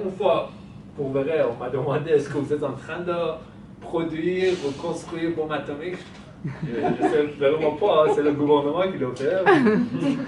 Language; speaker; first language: French; non-native, fluent; Persian